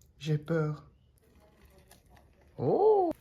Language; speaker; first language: French; non-native, learner; English